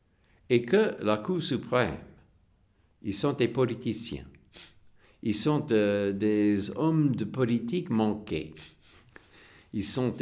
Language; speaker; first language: French; non-native, fluent; English